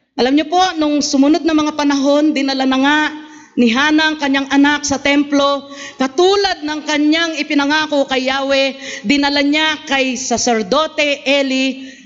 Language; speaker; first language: Filipino; non-native, local second language; Pampanga